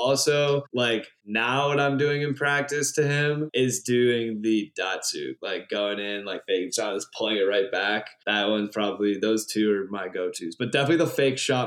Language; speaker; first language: English; native; English